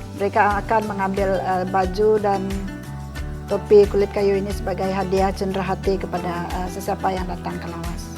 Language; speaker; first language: Malay; non-native, local second language; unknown